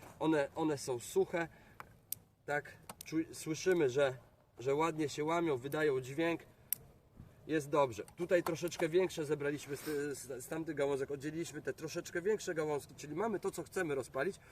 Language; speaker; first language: Polish; native; Polish